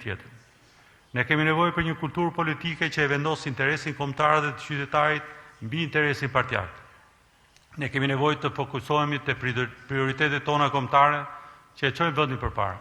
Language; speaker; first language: Albanian; native; Albanian